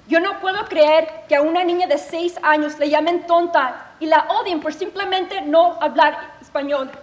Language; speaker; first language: Spanish; early bilingual, other home language; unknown